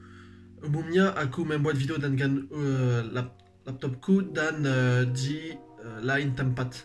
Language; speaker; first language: Indonesian; non-native, learner; French